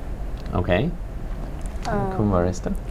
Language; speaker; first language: English; non-native, fluent; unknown